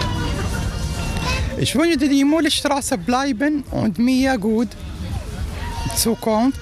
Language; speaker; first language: German; non-native, learner; Arabic